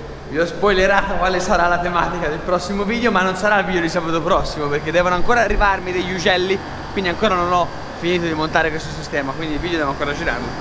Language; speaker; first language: Italian; native; Italian